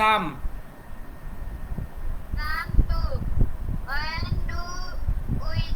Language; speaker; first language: English; non-native, learner; Bangla